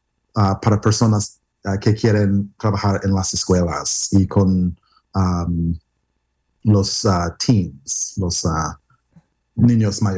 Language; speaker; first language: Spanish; non-native, learner; English